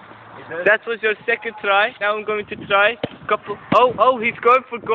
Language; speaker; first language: English; non-native, learner; Dutch